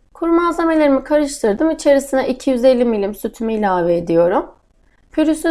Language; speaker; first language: Turkish; native; Turkish